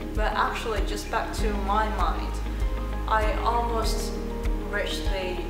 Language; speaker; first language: English; non-native, fluent; Chinese